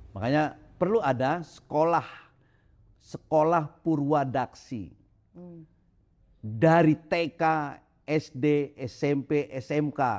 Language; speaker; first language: Indonesian; non-native, local second language; Sundanese